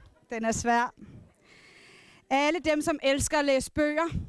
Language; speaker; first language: Danish; non-native, local second language; Kalaallisut